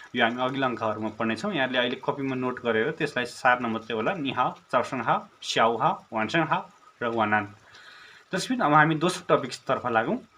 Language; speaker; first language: Nepali; native; Nepali